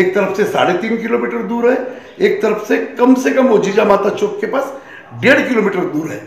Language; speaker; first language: Hindi; non-native, local second language; Marathi